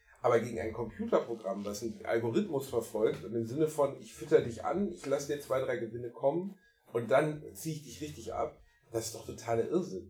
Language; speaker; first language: German; native; German